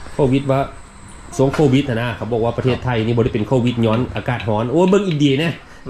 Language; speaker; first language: Thai; non-native, local second language; Lao